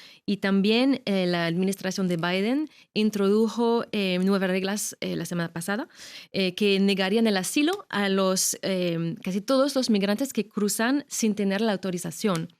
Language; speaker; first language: Spanish; non-native, fluent; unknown